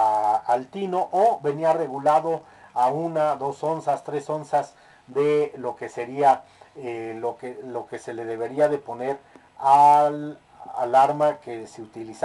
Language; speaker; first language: Spanish; native; Spanish